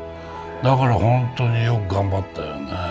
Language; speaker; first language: Japanese; native; Japanese